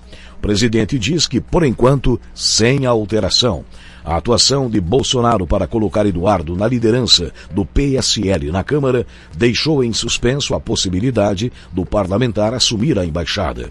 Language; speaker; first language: Portuguese; native; Portuguese